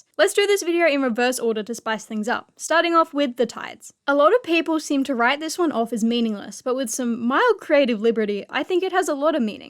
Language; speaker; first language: English; native; English